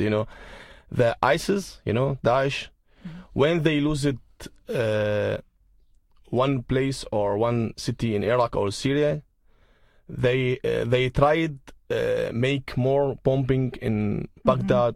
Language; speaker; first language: English; non-native, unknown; Arabic